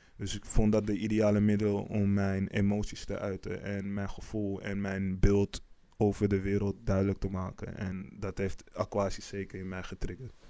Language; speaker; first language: Dutch; native; Dutch